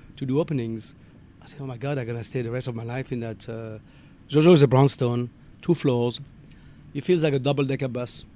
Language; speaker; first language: English; non-native, fluent; French